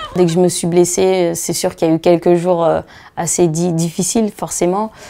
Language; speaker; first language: French; native; French